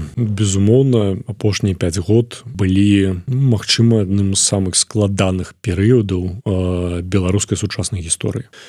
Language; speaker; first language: Belarusian; non-native, local second language; Russian